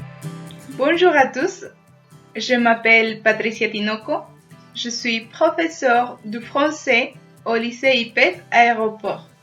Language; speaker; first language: French; non-native, fluent; Spanish